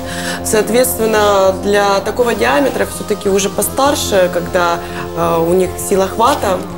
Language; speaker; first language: Russian; native; Russian